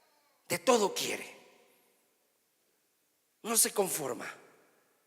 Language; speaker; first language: Spanish; native; Spanish